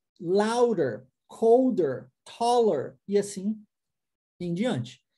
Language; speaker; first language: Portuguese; non-native, fluent; English